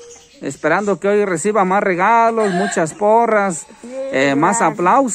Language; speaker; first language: Spanish; native; Spanish